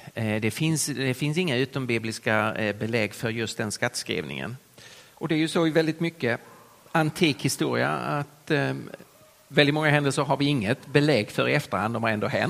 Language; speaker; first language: Swedish; native; Swedish